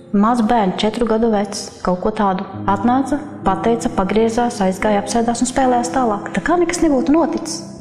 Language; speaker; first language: Latvian; non-native, local second language; Russian